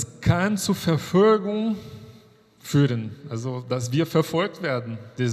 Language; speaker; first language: German; non-native, fluent; Portuguese